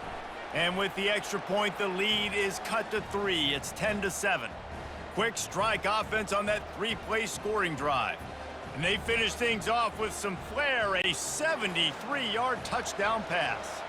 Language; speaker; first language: English; native; English